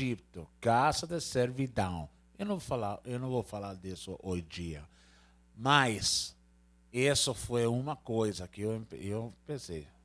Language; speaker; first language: Portuguese; non-native, learner; Spanish